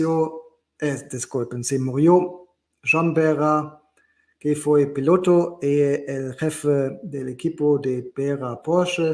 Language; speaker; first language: Spanish; non-native, fluent; German